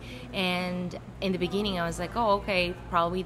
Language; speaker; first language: English; non-native, fluent; Greek